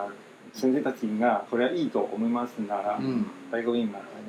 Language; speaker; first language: Japanese; non-native, fluent; Chinese